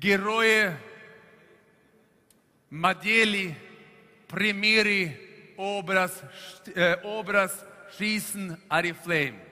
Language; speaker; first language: Russian; non-native, fluent; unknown